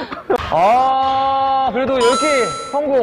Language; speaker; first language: Korean; native; Korean